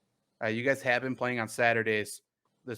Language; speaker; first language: English; native; English